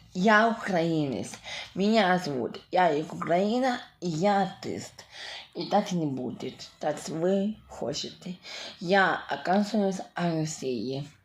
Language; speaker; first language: Russian; non-native, local second language; Ukrainian